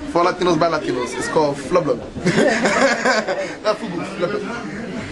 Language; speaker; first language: English; early bilingual, other home language; Spanish